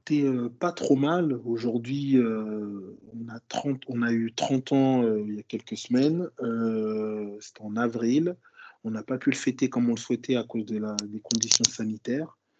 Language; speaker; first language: French; native; French